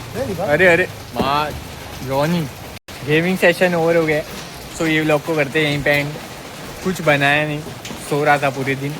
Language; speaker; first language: Hindi; native; Hindi